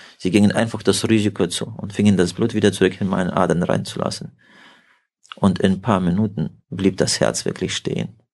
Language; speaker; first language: German; early bilingual, heritage; German